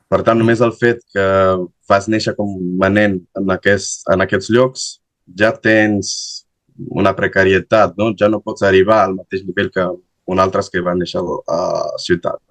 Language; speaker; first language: Catalan; non-native, fluent; Romanian